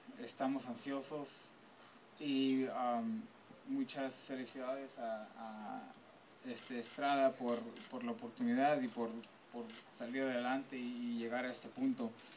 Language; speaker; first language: Spanish; early bilingual, heritage; Spanish